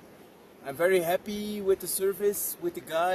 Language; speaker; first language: English; non-native, fluent; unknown